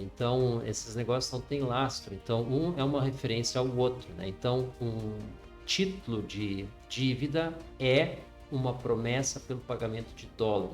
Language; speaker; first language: Portuguese; native; Portuguese